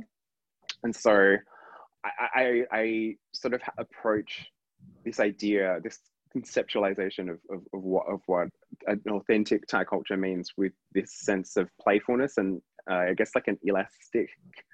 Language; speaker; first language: English; native; English